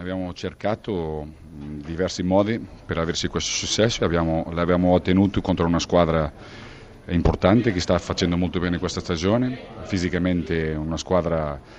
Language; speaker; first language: Italian; non-native, fluent; Portuguese